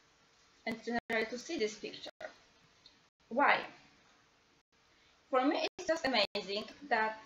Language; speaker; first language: English; non-native, learner; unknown